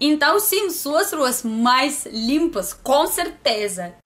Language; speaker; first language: Portuguese; non-native, learner; Russian